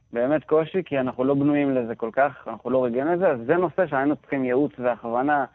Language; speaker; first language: Hebrew; native; Hebrew